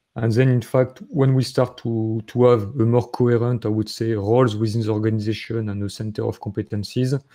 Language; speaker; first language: English; non-native, fluent; French